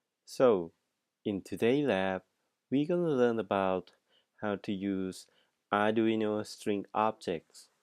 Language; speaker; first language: English; non-native, fluent; Thai